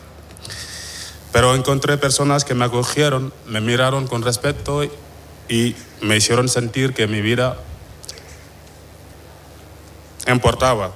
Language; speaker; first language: Spanish; non-native, fluent; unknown